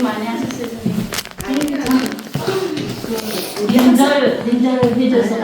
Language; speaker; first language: Korean; non-native, learner; Filipino